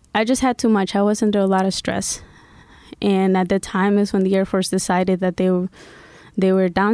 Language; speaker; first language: English; early bilingual, other home language; Spanish